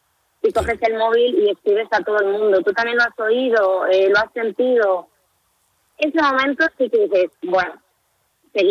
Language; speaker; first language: Spanish; native; Spanish